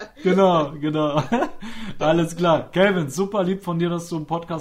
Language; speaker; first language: German; native; German